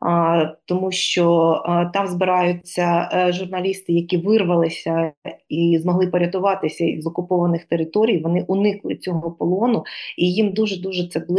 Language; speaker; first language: Ukrainian; native; Ukrainian